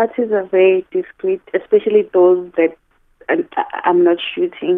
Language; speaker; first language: English; non-native, local second language; Zulu